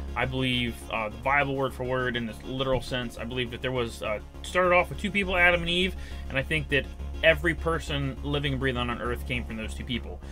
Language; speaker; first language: English; native; English